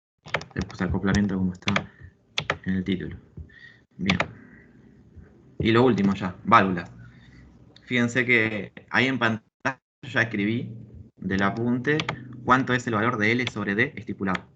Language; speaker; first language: Spanish; native; Spanish